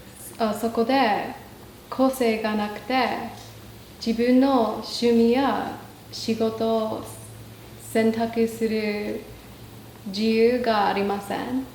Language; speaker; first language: Japanese; non-native, fluent; English